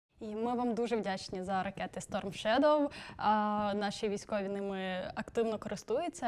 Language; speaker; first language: Ukrainian; native; Ukrainian